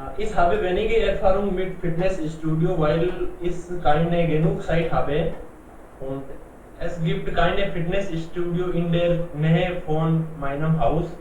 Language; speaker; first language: German; non-native, learner; Punjabi